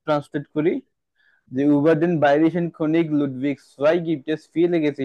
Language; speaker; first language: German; non-native, fluent; Bangla